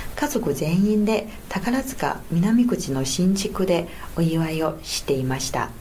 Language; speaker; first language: Japanese; non-native, fluent; Chinese